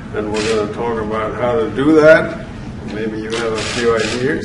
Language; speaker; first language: English; non-native, fluent; Spanish